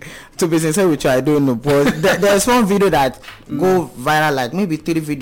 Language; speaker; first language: English; non-native, local second language; Yoruba